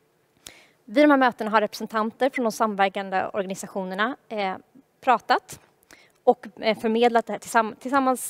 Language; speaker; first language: Swedish; native; Swedish